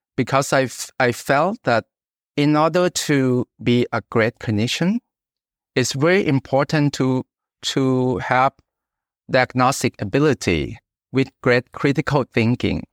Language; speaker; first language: English; non-native, fluent; Thai